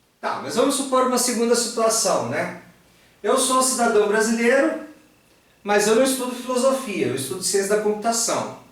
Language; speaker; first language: Portuguese; native; Portuguese